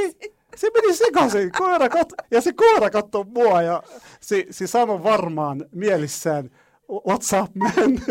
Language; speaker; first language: Finnish; non-native, fluent; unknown